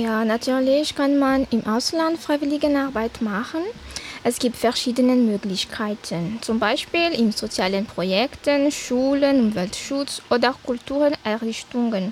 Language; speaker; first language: German; non-native, fluent; Malagasy